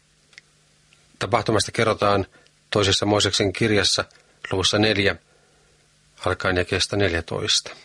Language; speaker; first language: Finnish; native; Finnish